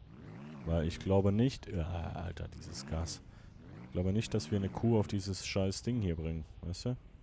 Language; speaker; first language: German; native; German